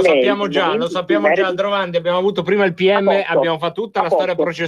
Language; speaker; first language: Italian; native; Italian